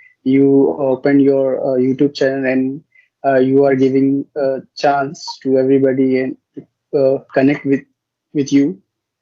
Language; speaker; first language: English; non-native, learner; Hindi